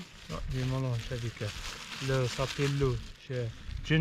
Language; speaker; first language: French; non-native, learner; Arabic